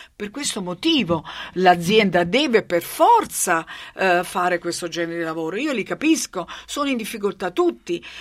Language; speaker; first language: Italian; native; Italian